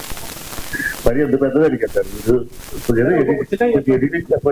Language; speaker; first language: Telugu; native; Telugu